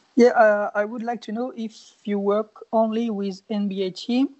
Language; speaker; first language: English; non-native, learner; French